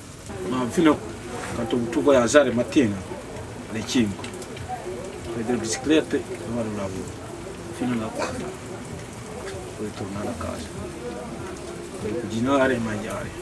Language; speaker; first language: Italian; non-native, learner; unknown